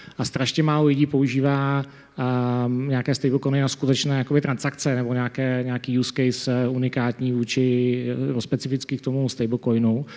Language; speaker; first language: Czech; native; Czech